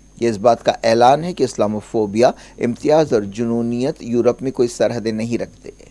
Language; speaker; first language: Urdu; native; Urdu